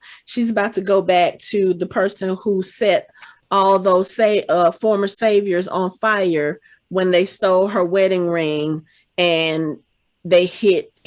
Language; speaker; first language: English; native; English